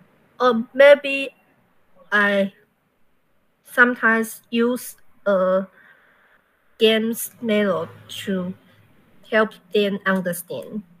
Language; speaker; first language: English; non-native, learner; Chinese